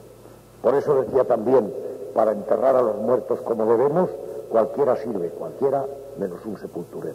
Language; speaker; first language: Spanish; native; Spanish